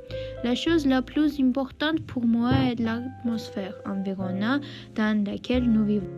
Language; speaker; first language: French; non-native, learner; Armenian